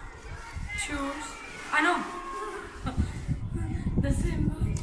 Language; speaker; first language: German; non-native, learner; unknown